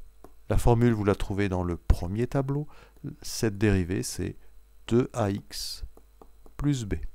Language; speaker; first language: French; native; French